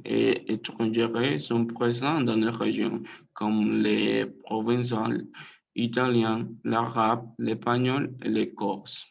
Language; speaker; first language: French; non-native, learner; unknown